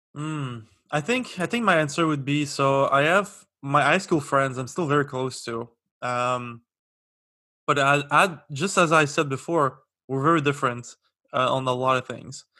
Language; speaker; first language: English; non-native, local second language; French